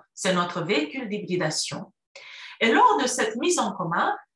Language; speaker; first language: French; non-native, fluent; Romanian